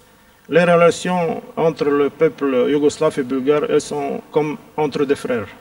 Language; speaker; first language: French; non-native, fluent; Bulgarian